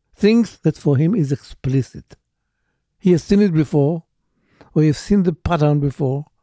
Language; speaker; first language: English; non-native, fluent; Hebrew